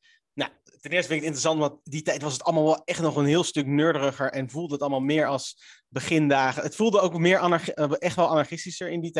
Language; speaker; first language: Dutch; native; Dutch